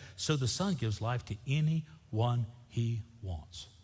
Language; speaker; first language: English; native; English